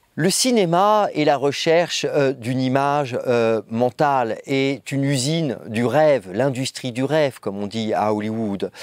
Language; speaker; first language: French; native; French